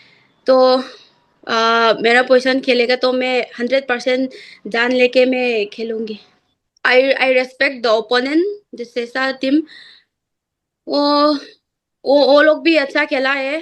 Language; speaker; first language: Hindi; non-native, local second language; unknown